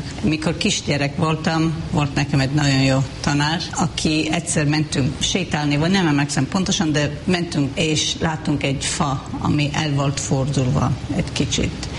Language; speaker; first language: Hungarian; non-native, fluent; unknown